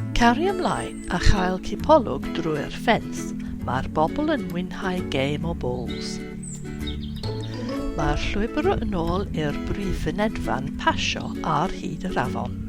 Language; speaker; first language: Welsh; non-native, fluent; English